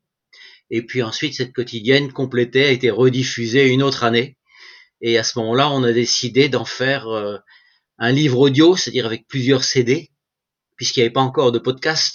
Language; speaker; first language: French; native; French